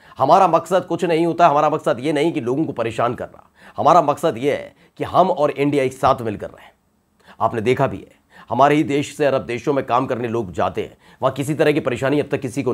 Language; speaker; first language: Hindi; native; Hindi